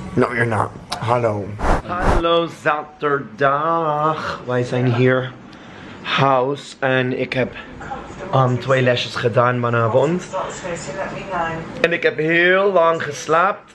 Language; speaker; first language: Dutch; non-native, learner; English